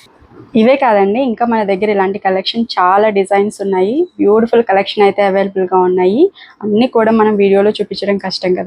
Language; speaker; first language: Telugu; native; Telugu